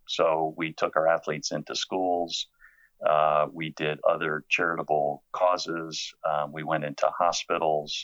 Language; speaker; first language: English; native; English